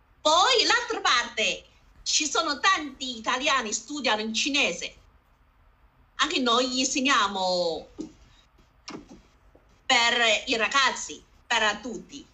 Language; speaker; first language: Italian; non-native, learner; Chinese